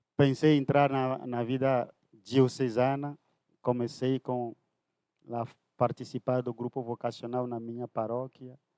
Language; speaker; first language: Portuguese; non-native, fluent; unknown